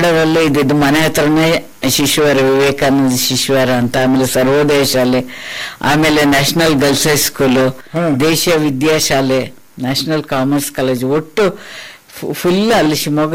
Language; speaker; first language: Kannada; non-native, local second language; Konkani